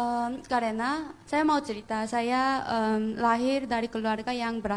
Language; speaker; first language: Indonesian; non-native, fluent; Korean